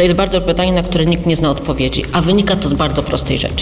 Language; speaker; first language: Polish; native; Polish